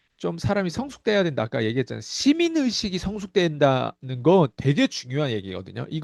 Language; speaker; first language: Korean; non-native, fluent; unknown